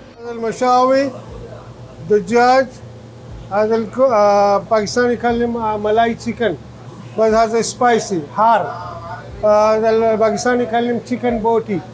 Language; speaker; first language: Arabic; non-native, learner; Urdu